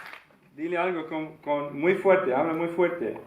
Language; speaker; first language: Spanish; non-native, fluent; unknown